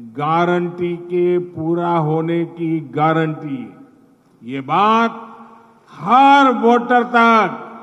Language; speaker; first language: Hindi; non-native, local second language; Gujarati